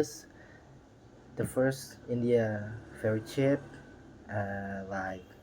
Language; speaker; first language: English; non-native, learner; Indonesian